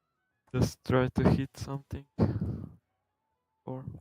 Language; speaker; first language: English; non-native, learner; Slovenian